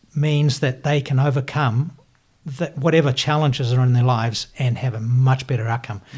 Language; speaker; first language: English; native; English